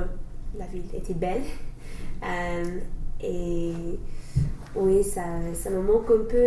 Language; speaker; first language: French; non-native, fluent; English